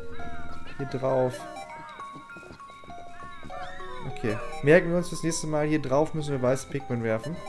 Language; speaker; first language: German; native; German